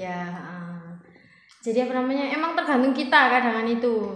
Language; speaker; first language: Indonesian; non-native, local second language; Javanese